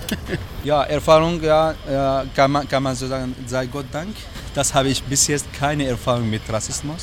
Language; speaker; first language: German; non-native, learner; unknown